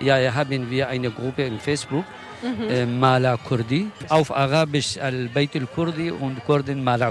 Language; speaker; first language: German; non-native, learner; Kurdish